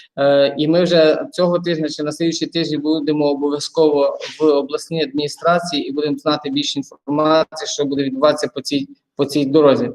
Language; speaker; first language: Ukrainian; native; Ukrainian